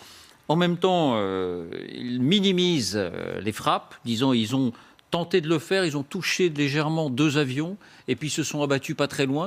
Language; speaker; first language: French; native; French